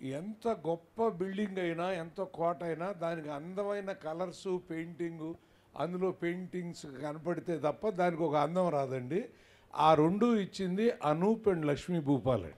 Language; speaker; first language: Telugu; native; Telugu